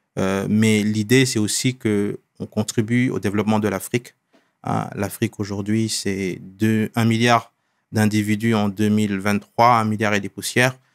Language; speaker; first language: French; non-native, local second language; Wolof